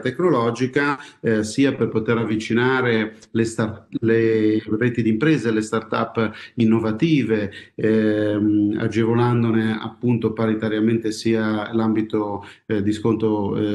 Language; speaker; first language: Italian; native; Italian